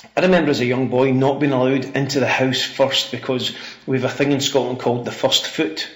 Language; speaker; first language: English; native; English